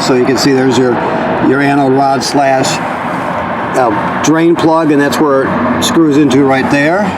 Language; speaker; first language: English; native; English